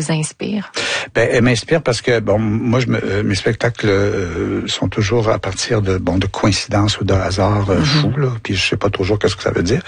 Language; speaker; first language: French; native; French